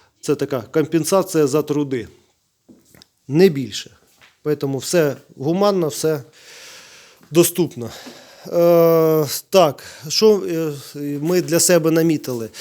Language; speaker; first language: Ukrainian; native; Ukrainian